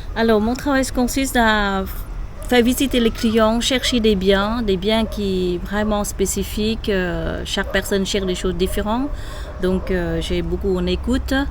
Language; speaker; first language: French; non-native, fluent; Thai